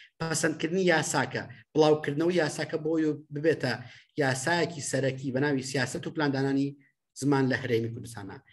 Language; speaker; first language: Central Kurdish; native; Central Kurdish